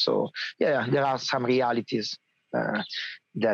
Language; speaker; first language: English; non-native, learner; Italian